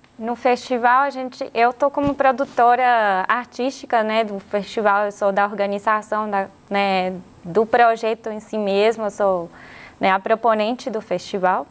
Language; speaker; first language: Portuguese; non-native, fluent; Spanish